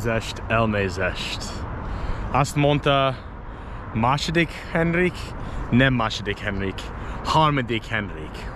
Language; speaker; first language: Hungarian; non-native, learner; English